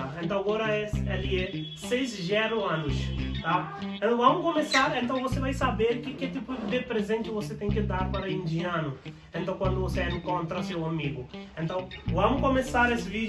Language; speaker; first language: Portuguese; non-native, learner; Hindi